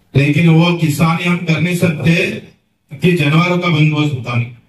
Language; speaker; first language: Hindi; non-native, local second language; Marathi